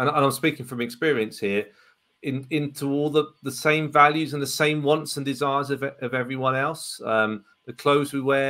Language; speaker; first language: English; native; English